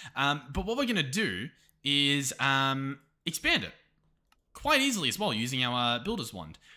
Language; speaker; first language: English; native; English